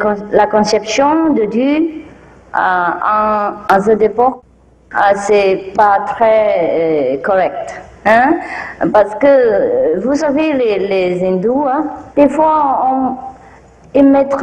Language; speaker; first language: French; non-native, fluent; Vietnamese